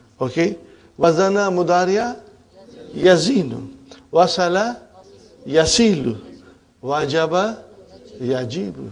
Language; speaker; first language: Arabic; non-native, fluent; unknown